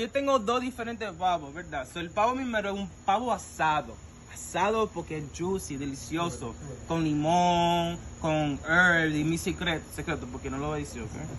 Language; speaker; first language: Spanish; early bilingual, heritage; Spanish